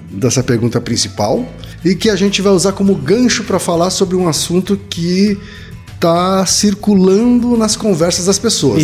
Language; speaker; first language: Portuguese; native; Portuguese